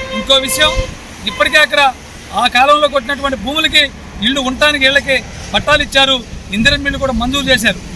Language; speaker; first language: Telugu; native; Telugu